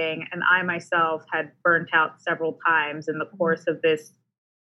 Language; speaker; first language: English; native; English